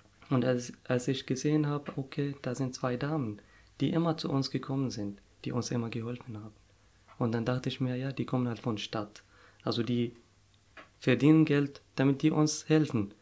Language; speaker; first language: German; non-native, fluent; Arabic